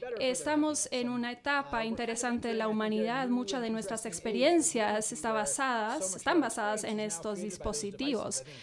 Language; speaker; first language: Spanish; non-native, fluent; English